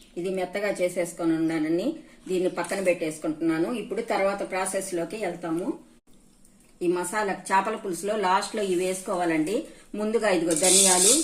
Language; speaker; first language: Telugu; native; Telugu